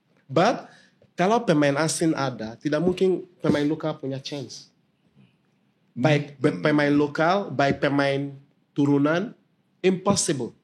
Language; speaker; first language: Indonesian; non-native, fluent; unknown